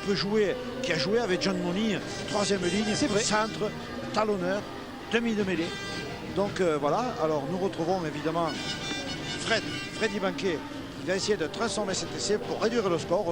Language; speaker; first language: French; native; French